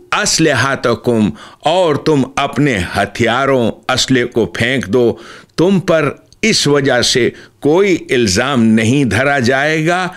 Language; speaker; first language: Urdu; native; Urdu